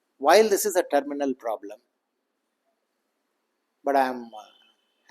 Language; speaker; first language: English; non-native, local second language; Kannada